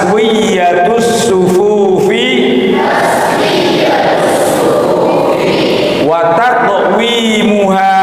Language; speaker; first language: Arabic; non-native, fluent; Indonesian